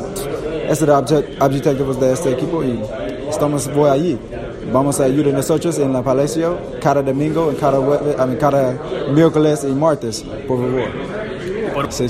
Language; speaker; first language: Spanish; non-native, learner; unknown